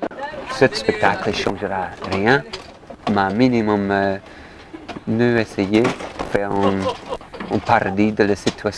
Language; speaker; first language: French; non-native, learner; English